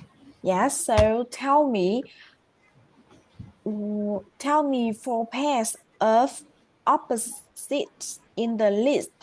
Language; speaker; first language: English; non-native, learner; Vietnamese